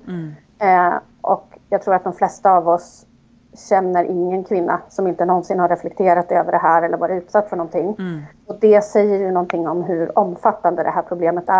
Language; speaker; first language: Swedish; native; Swedish